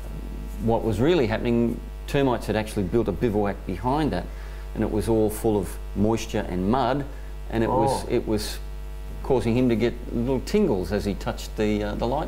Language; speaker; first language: English; native; English